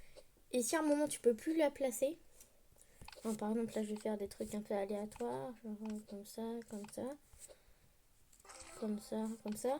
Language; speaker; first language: French; native; French